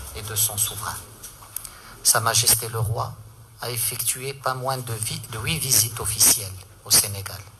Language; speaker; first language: French; non-native, local second language; Arabic